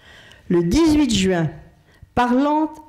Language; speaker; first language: French; native; French